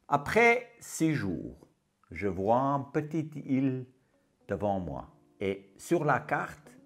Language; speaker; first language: French; non-native, fluent; Afrikaans